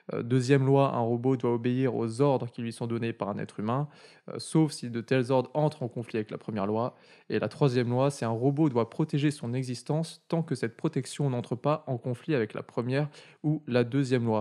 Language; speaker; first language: French; native; French